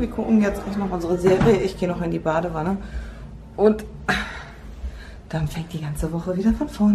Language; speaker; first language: German; native; German